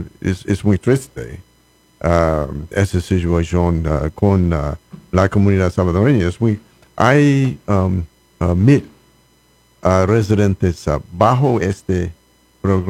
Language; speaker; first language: Spanish; non-native, learner; English